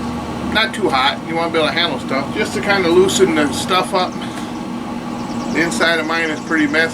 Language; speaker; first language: English; native; English